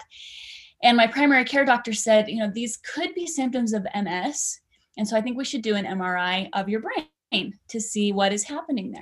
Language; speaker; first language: English; native; English